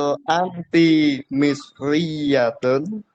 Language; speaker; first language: Arabic; non-native, learner; Indonesian